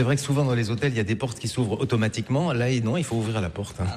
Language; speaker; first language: French; native; French